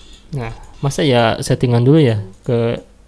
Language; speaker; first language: Indonesian; native; Indonesian